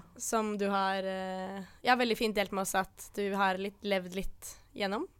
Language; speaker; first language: Norwegian; native; Norwegian